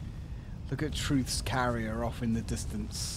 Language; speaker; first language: English; native; English